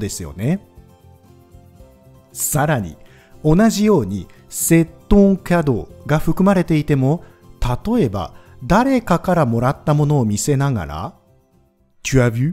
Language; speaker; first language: Japanese; native; Japanese